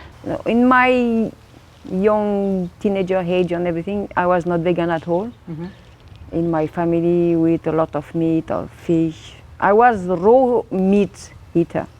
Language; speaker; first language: English; non-native, learner; French